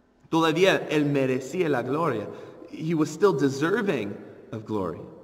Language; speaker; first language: Spanish; non-native, fluent; English